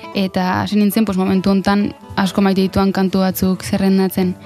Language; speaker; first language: Basque; native; Basque